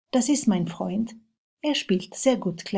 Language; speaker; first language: German; non-native, fluent; French